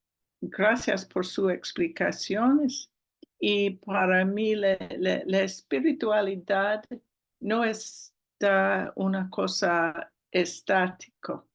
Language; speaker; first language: Spanish; non-native, learner; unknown